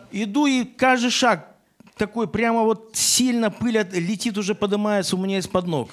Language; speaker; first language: Russian; native; Russian